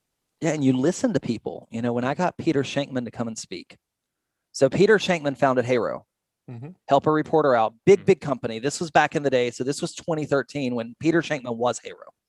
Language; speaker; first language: English; native; English